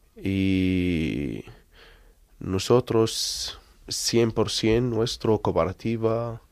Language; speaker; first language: Spanish; non-native, learner; Arabic